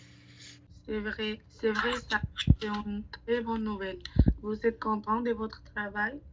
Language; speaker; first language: French; non-native, learner; Spanish